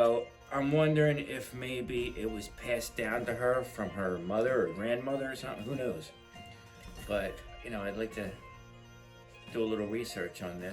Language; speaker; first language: English; native; English